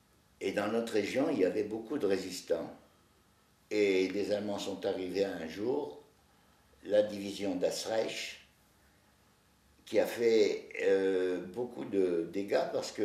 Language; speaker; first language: French; native; French